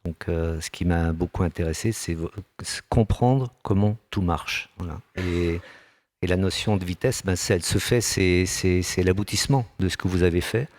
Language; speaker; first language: French; native; French